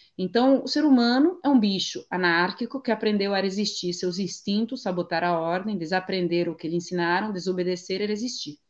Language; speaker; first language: Portuguese; non-native, fluent; Italian